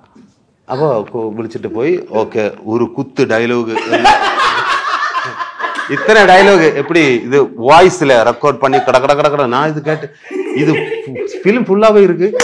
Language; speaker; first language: Tamil; non-native, learner; Malayalam